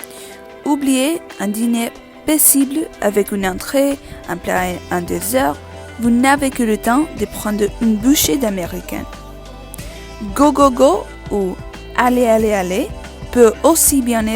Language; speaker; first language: French; non-native, learner; English